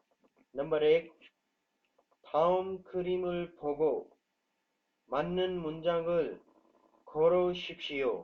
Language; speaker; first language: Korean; non-native, fluent; Urdu